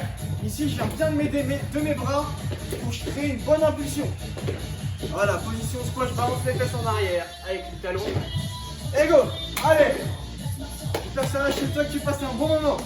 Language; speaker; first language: French; native; French